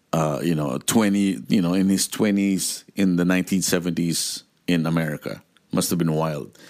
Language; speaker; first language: English; non-native, local second language; Filipino